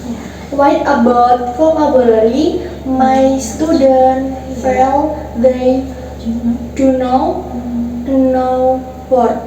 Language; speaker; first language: English; non-native, learner; Indonesian